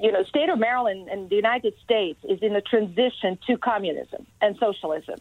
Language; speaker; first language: English; non-native, fluent; Serbian